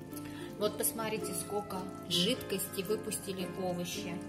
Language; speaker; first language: Russian; non-native, fluent; Armenian